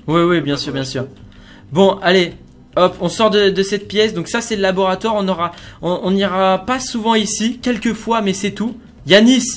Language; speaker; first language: French; native; French